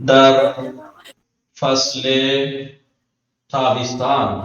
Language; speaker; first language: Persian; non-native, fluent; Urdu